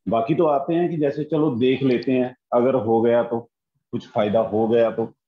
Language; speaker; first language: Hindi; native; Hindi